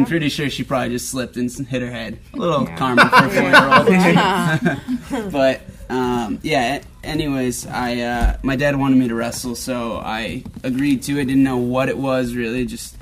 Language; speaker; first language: English; native; English